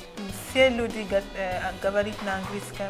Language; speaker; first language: Russian; non-native, learner; Igbo